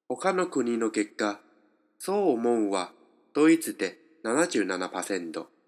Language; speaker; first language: Japanese; non-native, fluent; Chinese